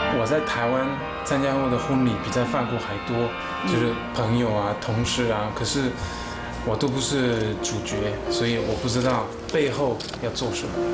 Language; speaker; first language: Chinese; non-native, fluent; French